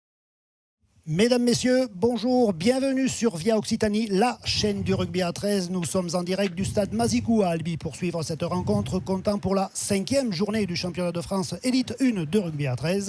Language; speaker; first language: French; native; French